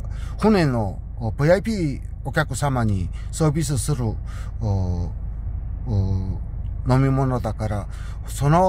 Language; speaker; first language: Japanese; non-native, learner; Korean